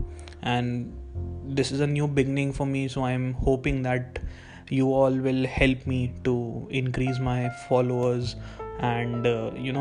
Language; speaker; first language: English; non-native, local second language; Hindi